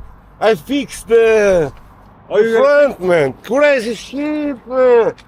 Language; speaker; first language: English; non-native, learner; Portuguese